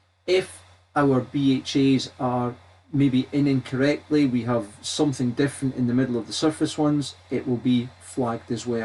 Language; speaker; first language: English; native; English